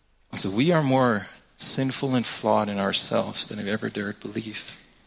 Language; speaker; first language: English; non-native, fluent; German